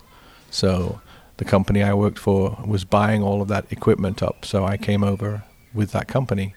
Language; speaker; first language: English; native; English